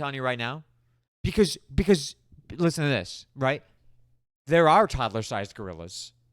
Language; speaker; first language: English; native; English